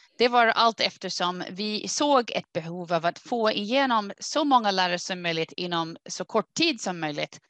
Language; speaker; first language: Swedish; non-native, fluent; English